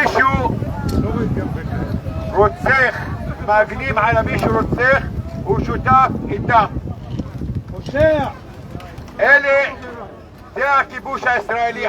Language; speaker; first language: Hebrew; non-native, local second language; Arabic